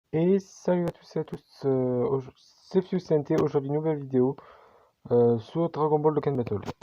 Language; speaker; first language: French; native; French